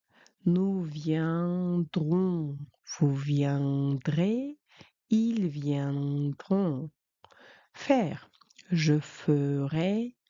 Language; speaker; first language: French; non-native, fluent; Mongolian